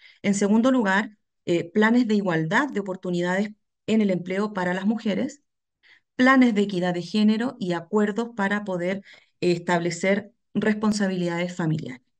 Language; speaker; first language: Spanish; native; Spanish